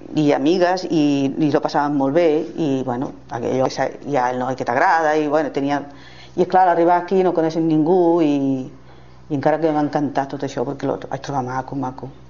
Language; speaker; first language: Catalan; non-native, local second language; Spanish